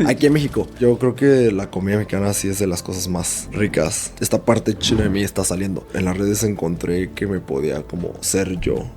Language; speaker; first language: Spanish; early bilingual, other home language; Cantonese